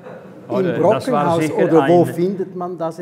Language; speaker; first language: German; native; German